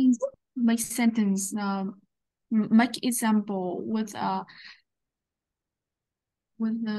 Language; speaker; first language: English; non-native, learner; Vietnamese